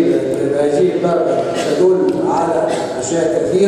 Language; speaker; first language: Arabic; native; Arabic